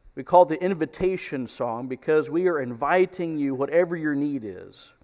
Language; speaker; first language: English; native; English